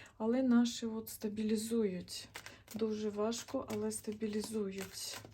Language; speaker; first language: Ukrainian; non-native, local second language; Russian